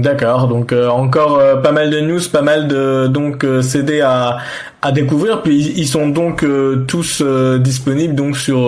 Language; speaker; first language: French; native; French